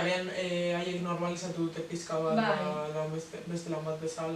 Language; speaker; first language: Basque; non-native, local second language; Spanish